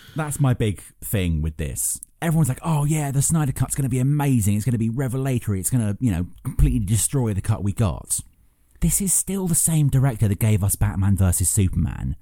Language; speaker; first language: English; native; English